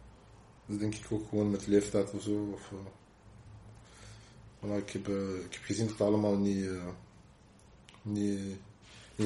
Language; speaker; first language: Dutch; non-native, local second language; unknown